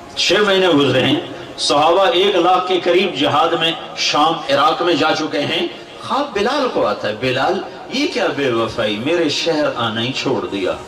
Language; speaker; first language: Urdu; non-native, local second language; Punjabi